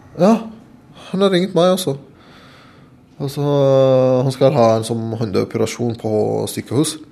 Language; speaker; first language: Norwegian; non-native, learner; Arabic